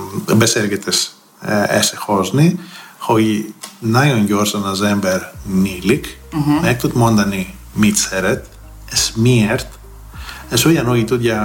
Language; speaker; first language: Hungarian; non-native, fluent; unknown